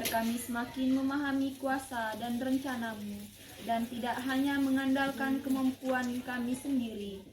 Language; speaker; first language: Indonesian; native; Indonesian